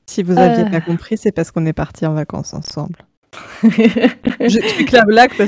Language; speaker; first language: French; native; French